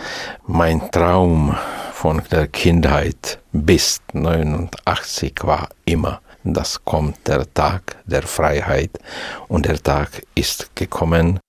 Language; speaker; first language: German; non-native, fluent; Czech